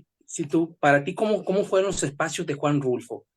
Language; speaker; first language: Spanish; native; Spanish